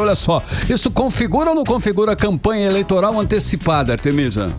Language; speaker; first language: Portuguese; native; Portuguese